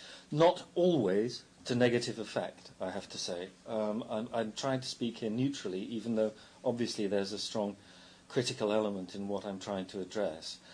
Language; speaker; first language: English; native; English